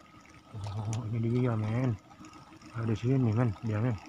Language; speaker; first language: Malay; non-native, local second language; Javanese